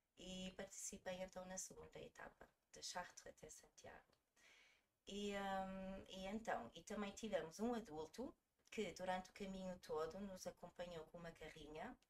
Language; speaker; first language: Portuguese; early bilingual, heritage; Portuguese